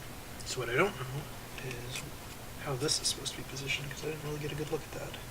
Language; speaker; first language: English; native; English